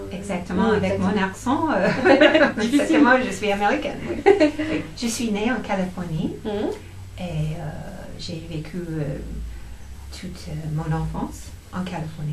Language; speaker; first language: French; non-native, fluent; English